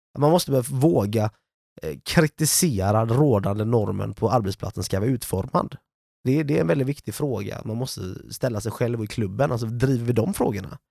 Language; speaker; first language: Swedish; native; Swedish